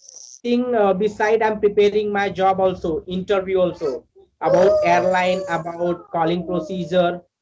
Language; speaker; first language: English; non-native, learner; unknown